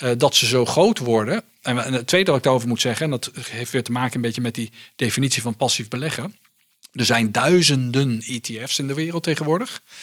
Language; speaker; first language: Dutch; early bilingual, heritage; Dutch